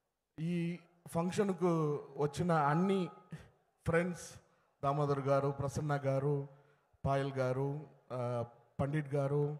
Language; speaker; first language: Telugu; non-native, learner; Tamil